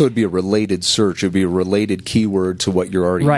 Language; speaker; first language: English; native; English